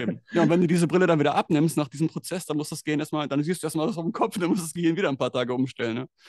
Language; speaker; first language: German; native; German